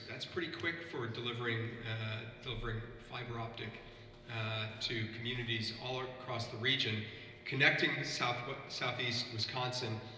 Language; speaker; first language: English; native; English